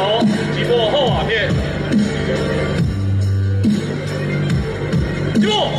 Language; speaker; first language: Chinese; native; Chinese